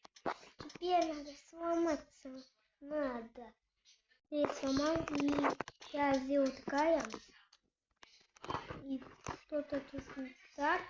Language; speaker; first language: Russian; non-native, local second language; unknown